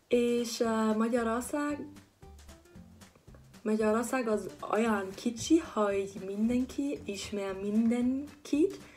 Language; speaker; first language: Hungarian; non-native, learner; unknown